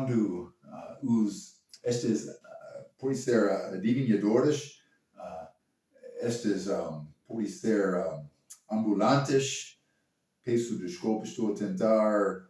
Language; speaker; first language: Portuguese; non-native, learner; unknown